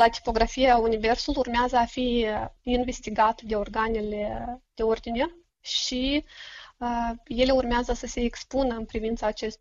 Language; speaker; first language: Romanian; native; Romanian